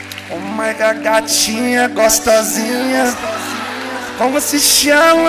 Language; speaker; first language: Portuguese; non-native, learner; English